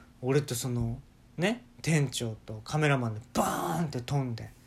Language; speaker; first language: Japanese; native; Japanese